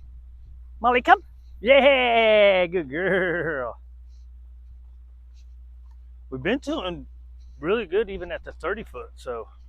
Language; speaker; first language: English; native; English